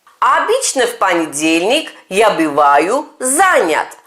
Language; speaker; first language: Russian; non-native, fluent; Turkish